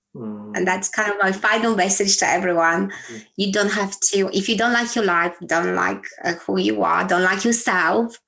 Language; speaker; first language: English; non-native, fluent; Polish